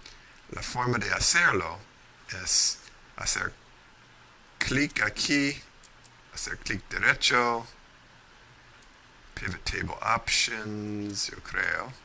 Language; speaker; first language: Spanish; non-native, fluent; English